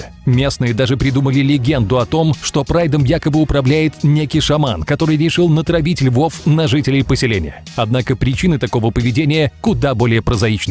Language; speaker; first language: Russian; native; Russian